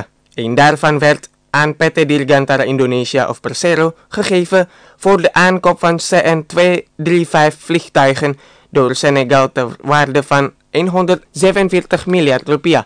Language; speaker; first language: Dutch; non-native, fluent; Indonesian